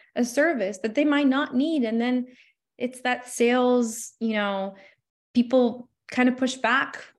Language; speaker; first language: English; non-native, fluent; Albanian